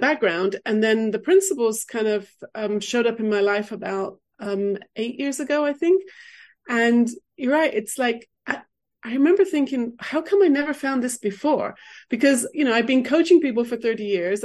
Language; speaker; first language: English; native; English